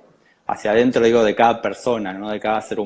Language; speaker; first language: Spanish; native; Spanish